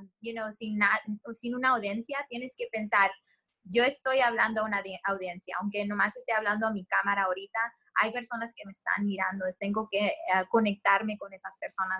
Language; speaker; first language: Spanish; early bilingual, heritage; Spanish